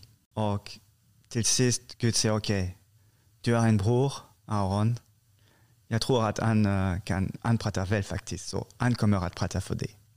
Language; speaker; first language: Swedish; non-native, fluent; French